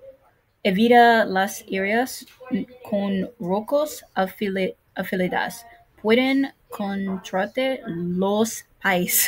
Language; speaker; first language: Spanish; non-native, learner; English